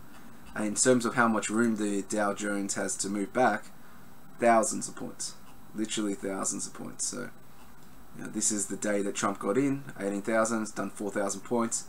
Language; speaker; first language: English; native; English